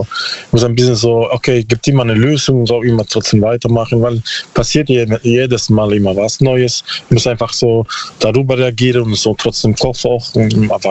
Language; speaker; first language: German; non-native, learner; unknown